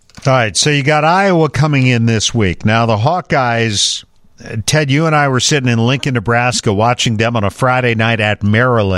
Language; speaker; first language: English; native; English